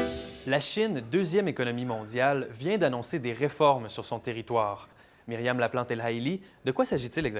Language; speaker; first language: French; native; French